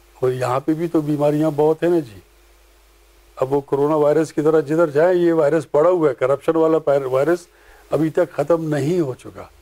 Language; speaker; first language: Urdu; non-native, local second language; Pashto